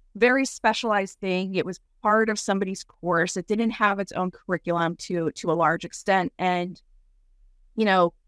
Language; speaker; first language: English; native; English